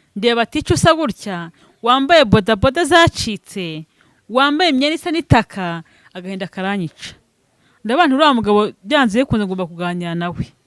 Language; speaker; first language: Kinyarwanda; native; Kinyarwanda